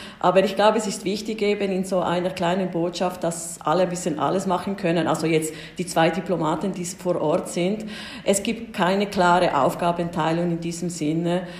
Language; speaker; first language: German; early bilingual, heritage; German